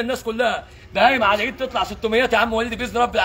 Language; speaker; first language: Arabic; native; Arabic